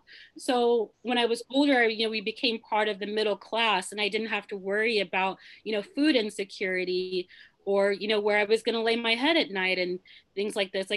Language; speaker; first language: English; early bilingual, other home language; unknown